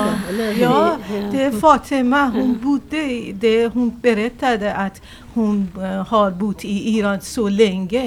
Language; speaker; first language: Swedish; non-native, learner; Persian